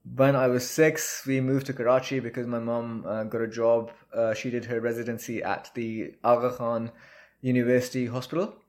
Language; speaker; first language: English; non-native, local second language; Urdu